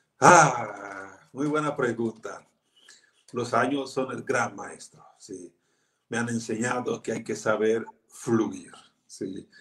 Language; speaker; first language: Spanish; non-native, fluent; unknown